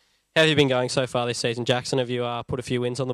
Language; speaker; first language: English; native; English